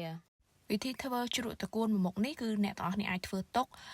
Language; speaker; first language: Khmer; native; Khmer